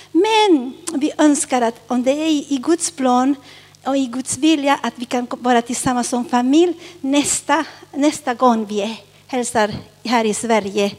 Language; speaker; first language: Swedish; early bilingual, other home language; Spanish